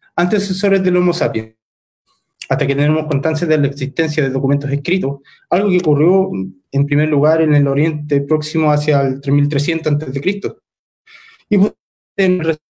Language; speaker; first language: Spanish; native; Spanish